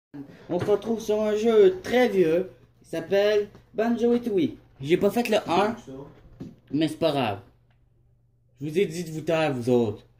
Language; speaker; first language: French; native; French